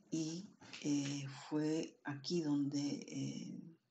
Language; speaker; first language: Spanish; non-native, local second language; Quechua